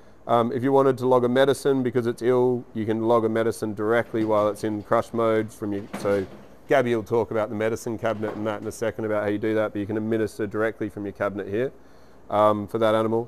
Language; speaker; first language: English; native; English